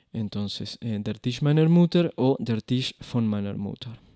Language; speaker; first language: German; non-native, fluent; Spanish